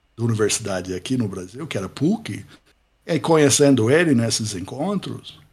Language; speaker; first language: Portuguese; non-native, fluent; English